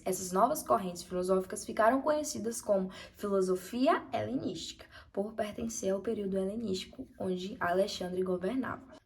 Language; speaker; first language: Portuguese; native; Portuguese